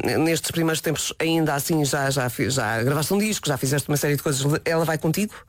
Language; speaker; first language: Portuguese; native; Portuguese